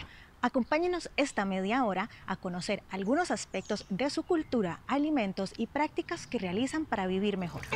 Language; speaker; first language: Spanish; native; Spanish